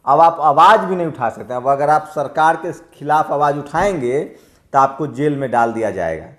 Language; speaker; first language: Hindi; native; Hindi